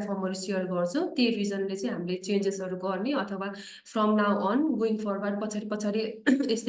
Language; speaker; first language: Nepali; native; Nepali